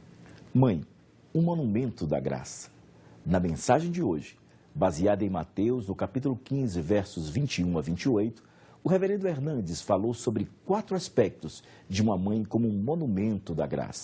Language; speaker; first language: Portuguese; native; Portuguese